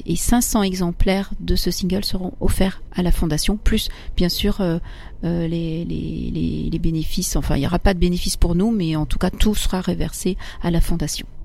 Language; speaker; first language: French; early bilingual, other home language; Italian